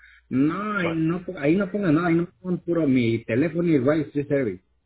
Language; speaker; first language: Spanish; native; Spanish